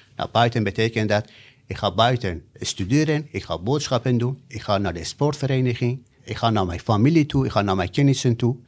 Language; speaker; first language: Dutch; non-native, fluent; Persian